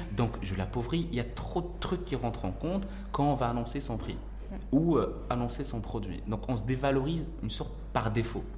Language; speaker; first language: French; non-native, local second language; Arabic